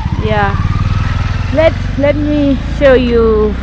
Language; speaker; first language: English; non-native, learner; Tibetan